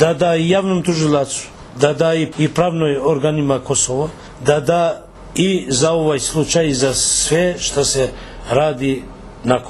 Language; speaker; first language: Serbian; non-native, local second language; Albanian